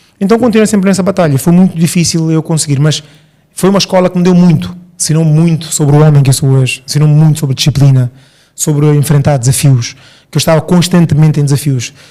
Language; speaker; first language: Portuguese; early bilingual, other home language; Upper Guinea Crioulo